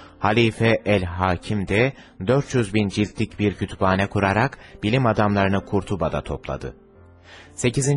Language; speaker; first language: Turkish; native; Turkish